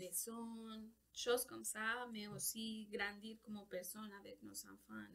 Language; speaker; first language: French; non-native, learner; Spanish